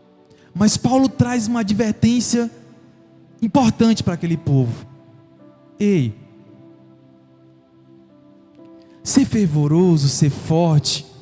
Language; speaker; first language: Portuguese; native; Portuguese